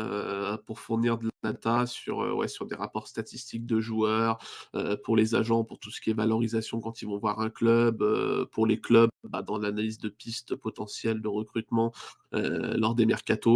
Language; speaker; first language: French; native; French